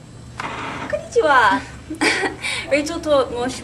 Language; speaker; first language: Japanese; non-native, learner; English